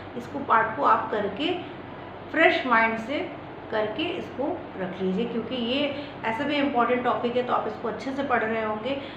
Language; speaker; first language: Hindi; native; Hindi